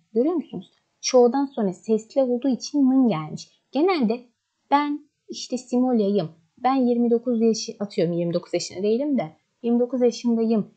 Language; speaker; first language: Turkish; native; Turkish